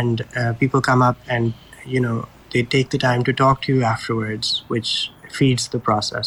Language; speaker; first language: English; non-native, local second language; Urdu